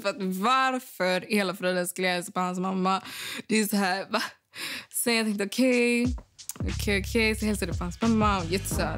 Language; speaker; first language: Swedish; early bilingual, other home language; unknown